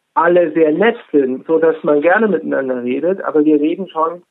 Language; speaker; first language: German; native; German